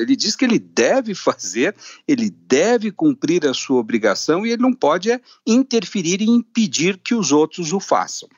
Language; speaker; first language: Portuguese; native; Portuguese